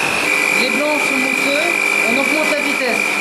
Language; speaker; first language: French; native; French